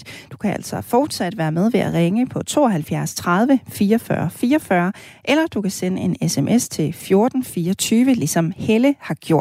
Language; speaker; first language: Danish; native; Danish